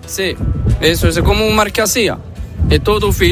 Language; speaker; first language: Spanish; non-native, learner; Arabic